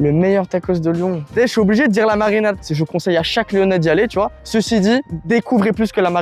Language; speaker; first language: French; native; French